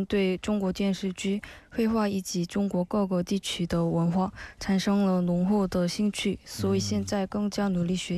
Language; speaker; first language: Chinese; non-native, fluent; Korean